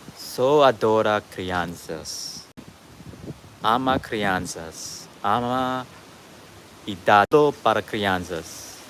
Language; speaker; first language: Portuguese; non-native, learner; English